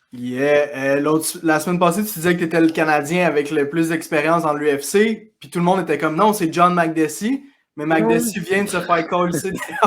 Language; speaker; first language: French; native; French